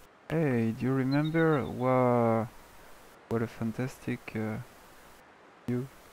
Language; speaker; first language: English; non-native, learner; French